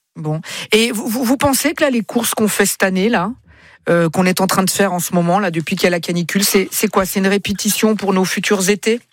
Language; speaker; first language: French; native; French